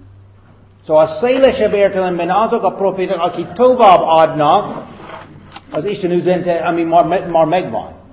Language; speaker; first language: Hungarian; non-native, fluent; English